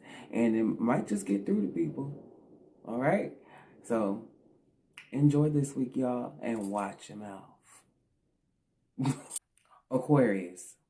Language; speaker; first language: English; native; English